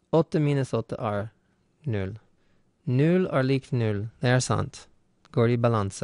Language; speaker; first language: Norwegian; non-native, fluent; English